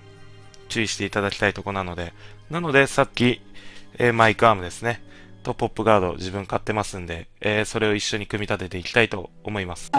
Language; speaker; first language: Japanese; native; Japanese